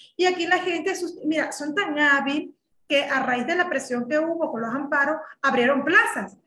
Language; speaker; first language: Spanish; native; Spanish